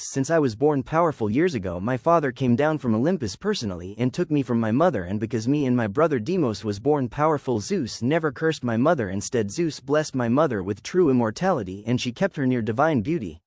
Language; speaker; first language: English; native; English